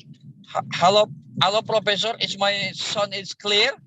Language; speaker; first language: English; non-native, learner; Indonesian